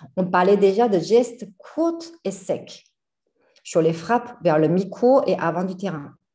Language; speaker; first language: French; non-native, fluent; Chinese